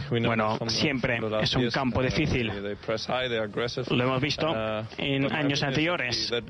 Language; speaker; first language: Spanish; non-native, fluent; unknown